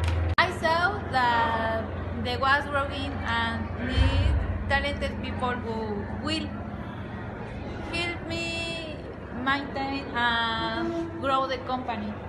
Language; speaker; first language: English; non-native, learner; Spanish